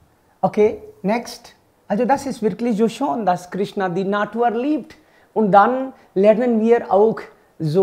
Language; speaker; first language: German; non-native, fluent; Hindi